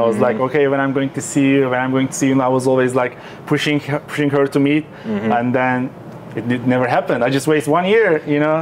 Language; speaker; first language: English; non-native, fluent; Turkish